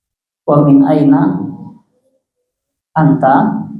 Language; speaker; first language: Arabic; non-native, fluent; Indonesian